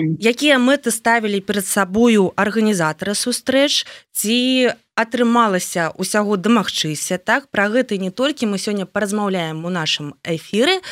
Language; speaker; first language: Belarusian; native; Belarusian